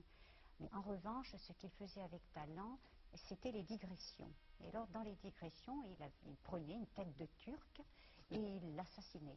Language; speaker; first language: French; native; French